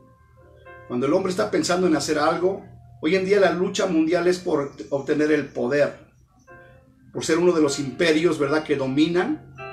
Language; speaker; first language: Spanish; native; Spanish